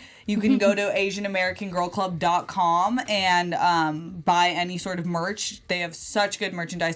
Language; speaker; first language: English; native; English